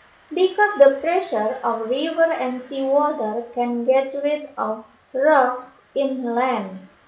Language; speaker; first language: English; non-native, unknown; Indonesian